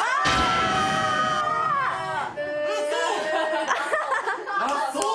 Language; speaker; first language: Japanese; native; Japanese